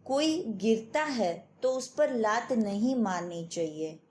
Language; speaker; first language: Hindi; non-native, local second language; Gujarati